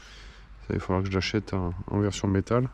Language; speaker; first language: French; native; French